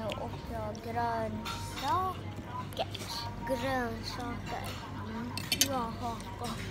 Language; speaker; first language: Swedish; early bilingual, other home language; Thai